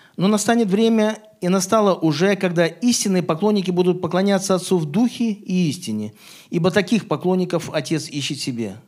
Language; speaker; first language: Russian; native; Russian